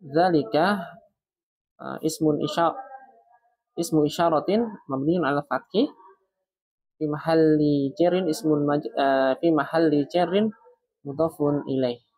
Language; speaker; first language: Arabic; non-native, learner; Indonesian